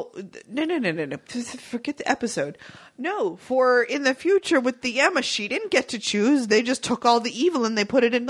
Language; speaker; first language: English; native; English